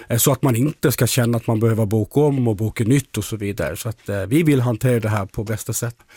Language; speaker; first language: Swedish; native; Swedish